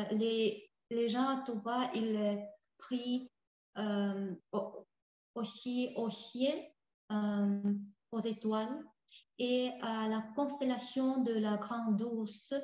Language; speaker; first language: French; non-native, fluent; Tuvinian